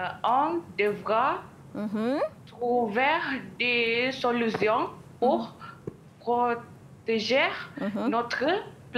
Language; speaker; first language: French; non-native, learner; Malay